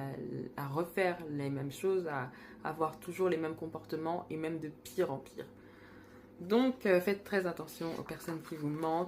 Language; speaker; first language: French; native; French